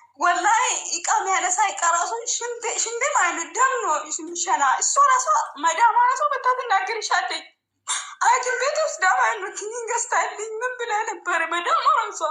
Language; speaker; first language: Amharic; non-native, local second language; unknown